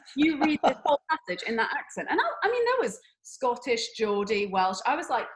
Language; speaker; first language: English; native; English